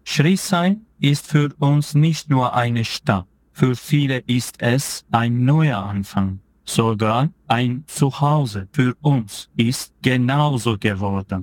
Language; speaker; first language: German; non-native, fluent; Turkish